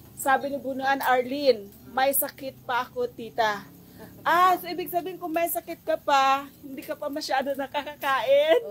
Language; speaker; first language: Filipino; non-native, local second language; Iloko